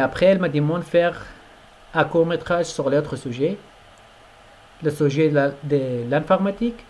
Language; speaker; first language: French; non-native, learner; Persian